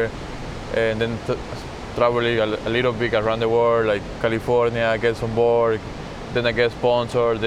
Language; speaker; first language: English; non-native, learner; Spanish